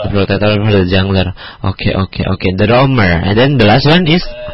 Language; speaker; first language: English; non-native, learner; Indonesian